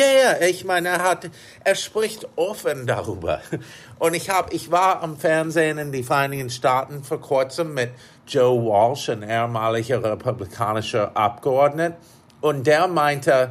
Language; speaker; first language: German; non-native, fluent; English